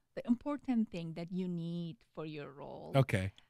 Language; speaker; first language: English; non-native, fluent; Persian